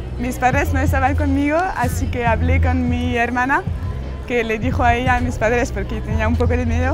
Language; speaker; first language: Spanish; non-native, fluent; French